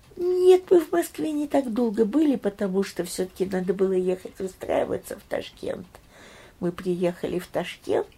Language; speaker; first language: Russian; early bilingual, heritage; Russian